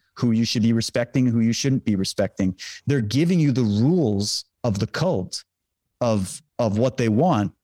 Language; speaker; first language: English; native; English